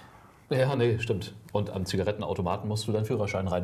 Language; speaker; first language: German; native; German